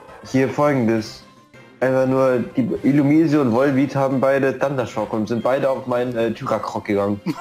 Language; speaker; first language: German; native; German